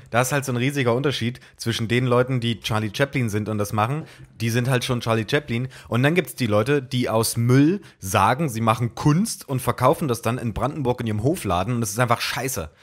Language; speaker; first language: German; native; German